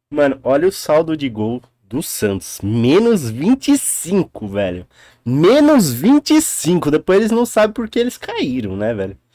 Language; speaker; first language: Portuguese; native; Portuguese